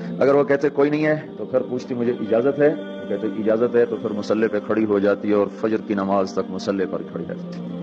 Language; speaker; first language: Urdu; non-native, local second language; Punjabi